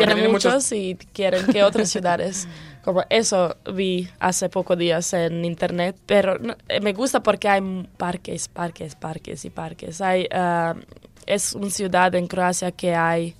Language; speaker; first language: Spanish; non-native, learner; Croatian